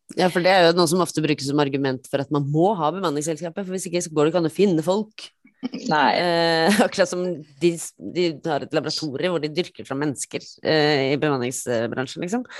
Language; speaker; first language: Norwegian; native; Norwegian